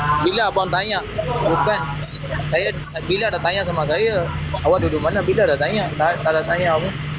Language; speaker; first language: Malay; non-native, learner; Rohingya